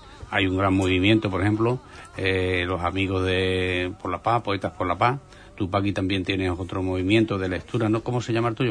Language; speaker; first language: Spanish; native; Spanish